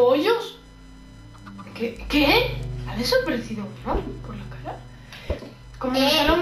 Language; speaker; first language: Spanish; native; Spanish